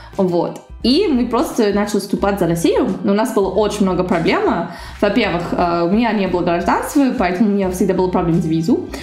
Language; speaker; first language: Russian; early bilingual, heritage; Russian